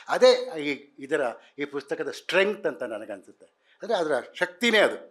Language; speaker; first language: Kannada; native; Kannada